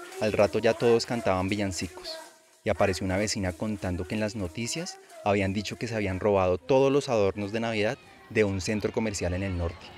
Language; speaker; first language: Spanish; native; Spanish